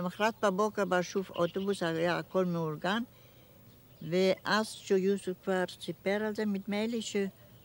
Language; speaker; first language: Hebrew; non-native, fluent; German